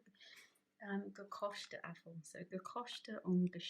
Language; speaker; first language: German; non-native, fluent; English